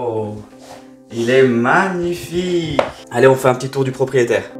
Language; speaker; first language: French; native; French